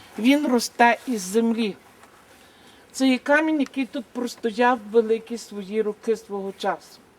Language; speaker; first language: Ukrainian; native; Ukrainian